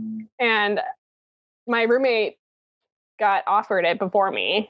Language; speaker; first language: English; native; English